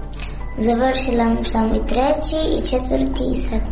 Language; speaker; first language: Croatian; non-native, learner; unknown